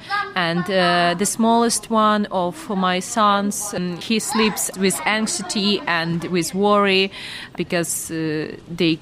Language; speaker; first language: English; non-native, fluent; Ukrainian